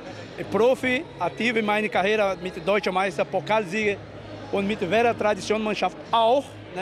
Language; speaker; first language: German; non-native, learner; Portuguese